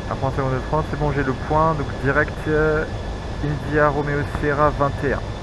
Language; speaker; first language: French; native; French